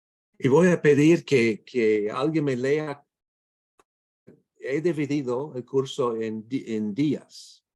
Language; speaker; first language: Spanish; non-native, fluent; English